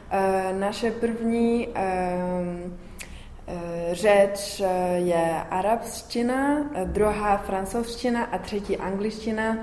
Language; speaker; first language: Czech; early bilingual, heritage; Arabic